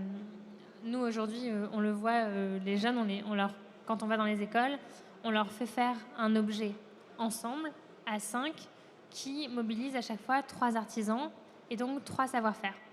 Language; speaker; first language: French; native; French